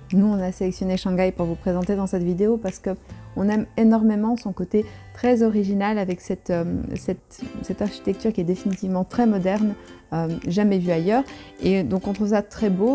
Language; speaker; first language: French; native; French